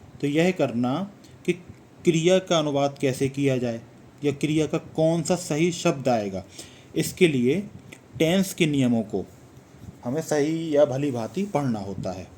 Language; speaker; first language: Hindi; native; Hindi